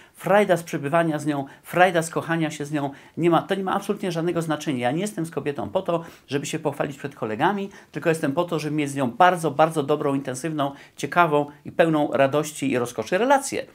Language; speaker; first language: Polish; native; Polish